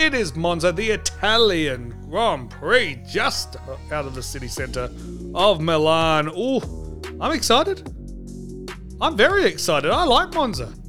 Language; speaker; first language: English; native; English